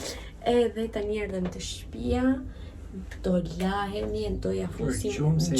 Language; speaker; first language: Albanian; early bilingual, heritage; Albanian